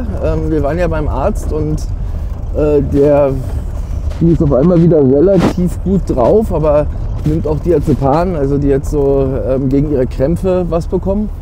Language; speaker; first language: German; native; German